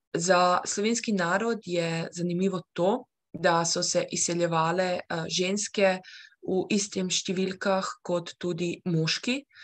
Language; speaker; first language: Slovenian; early bilingual, heritage; Slovenian